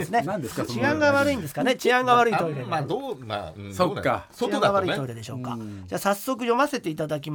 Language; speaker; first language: Japanese; native; Japanese